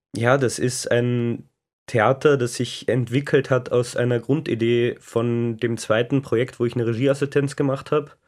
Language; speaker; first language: German; native; German